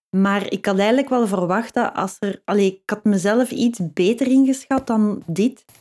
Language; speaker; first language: Dutch; native; Dutch